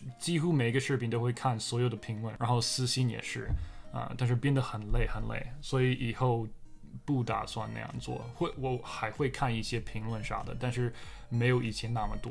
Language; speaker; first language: Chinese; non-native, fluent; English